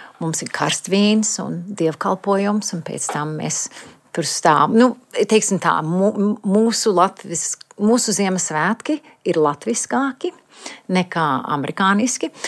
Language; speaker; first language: Latvian; early bilingual, heritage; Latvian